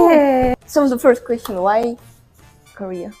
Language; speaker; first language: English; non-native, fluent; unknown